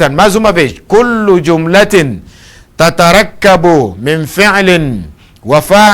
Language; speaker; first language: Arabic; non-native, fluent; Portuguese